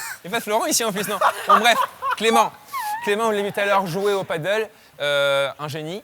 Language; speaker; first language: French; native; French